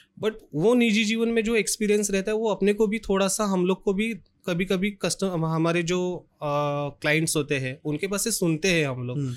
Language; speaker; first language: Hindi; non-native, local second language; Marathi